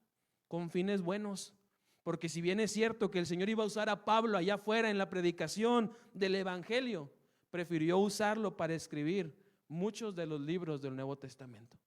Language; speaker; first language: Spanish; native; Spanish